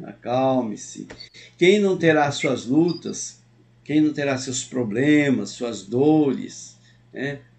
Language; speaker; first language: Portuguese; native; Portuguese